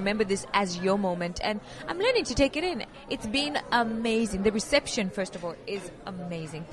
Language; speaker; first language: English; non-native, local second language; Venda